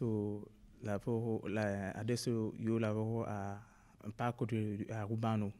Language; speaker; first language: Italian; non-native, learner; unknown